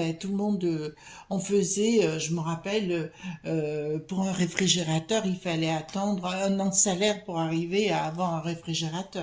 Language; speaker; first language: French; native; French